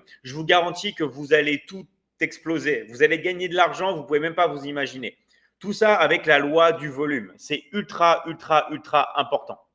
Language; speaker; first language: French; native; French